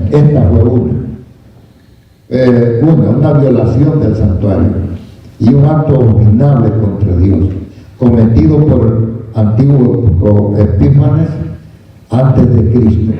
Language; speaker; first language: Spanish; native; Spanish